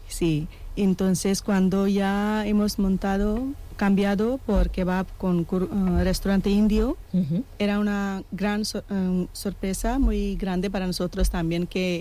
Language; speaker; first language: Spanish; non-native, learner; Punjabi